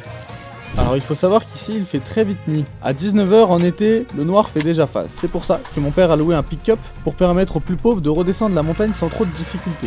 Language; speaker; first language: French; native; French